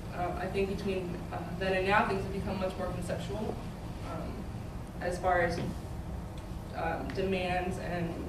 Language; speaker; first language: English; native; English